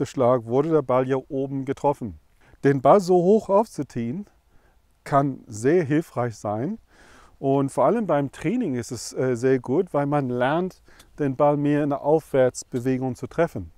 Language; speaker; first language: German; non-native, fluent; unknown